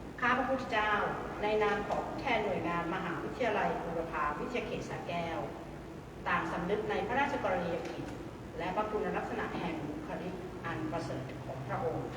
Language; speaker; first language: Thai; native; Thai